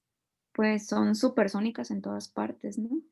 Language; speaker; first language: Spanish; native; Spanish